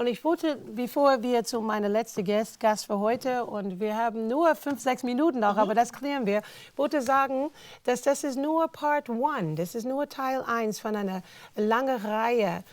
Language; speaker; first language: German; non-native, fluent; English